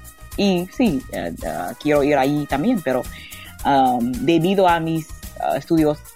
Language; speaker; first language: Spanish; non-native, learner; English